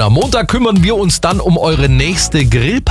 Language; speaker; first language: German; native; German